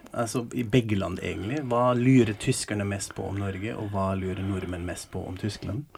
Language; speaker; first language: Norwegian; non-native, fluent; German